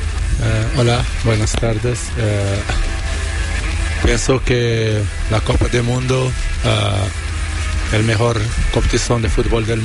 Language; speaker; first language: Spanish; non-native, learner; Kabuverdianu